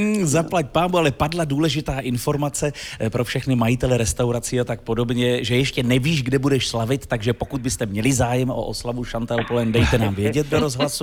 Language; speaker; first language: Czech; native; Czech